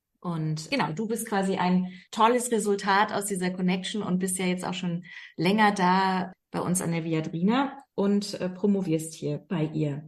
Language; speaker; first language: German; native; German